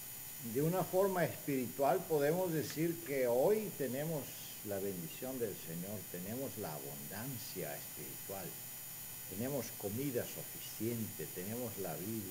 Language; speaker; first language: Spanish; non-native, fluent; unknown